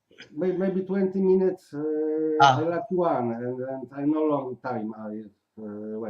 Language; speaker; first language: English; non-native, learner; Polish